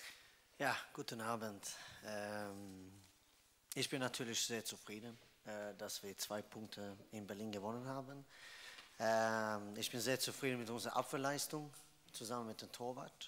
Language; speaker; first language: German; non-native, fluent; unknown